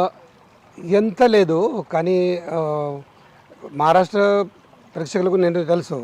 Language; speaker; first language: Telugu; non-native, learner; Marathi